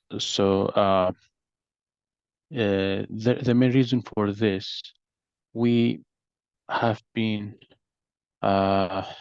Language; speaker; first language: English; non-native, learner; Arabic